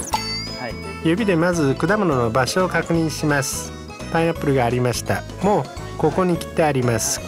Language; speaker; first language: Japanese; non-native, fluent; Chinese